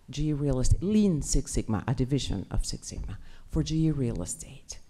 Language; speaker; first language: English; non-native, fluent; Spanish